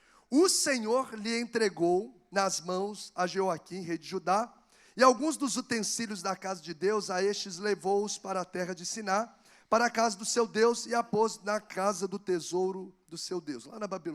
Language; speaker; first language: Portuguese; native; Portuguese